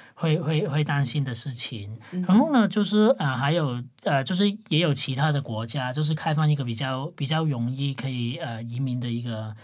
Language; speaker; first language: Chinese; non-native, local second language; Cantonese